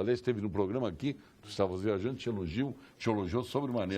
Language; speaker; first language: Portuguese; native; Portuguese